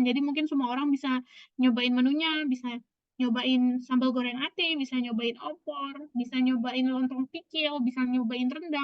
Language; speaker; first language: Indonesian; native; Indonesian